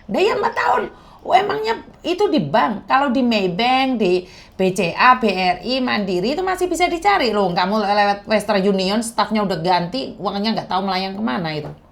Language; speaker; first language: Indonesian; non-native, local second language; Javanese